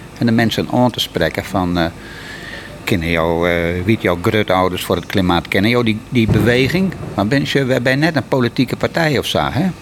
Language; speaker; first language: Dutch; non-native, local second language; Western Frisian